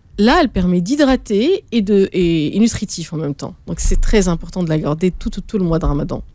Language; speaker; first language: French; native; French